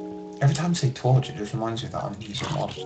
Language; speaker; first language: English; native; English